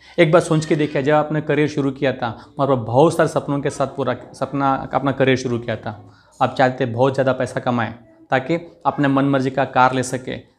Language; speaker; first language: Hindi; non-native, local second language; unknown